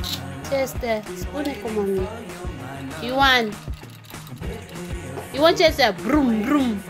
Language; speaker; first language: Romanian; non-native, learner; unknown